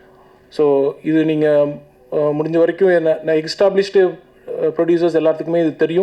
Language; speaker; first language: Tamil; native; Tamil